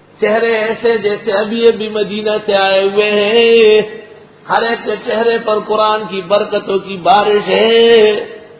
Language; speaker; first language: Urdu; non-native, local second language; Pashto